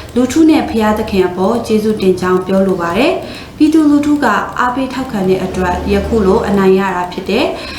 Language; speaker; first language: Burmese; non-native, local second language; Hakha Chin